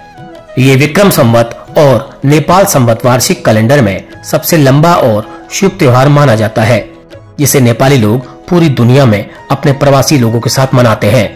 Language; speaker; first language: Hindi; native; Hindi